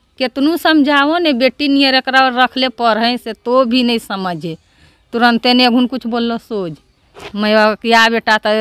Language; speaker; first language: Hindi; native; Hindi